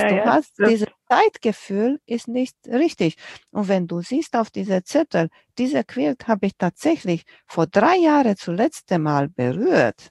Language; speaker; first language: German; non-native, fluent; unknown